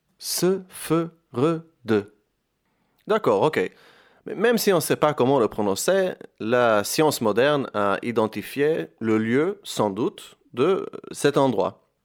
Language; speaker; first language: French; non-native, fluent; Hebrew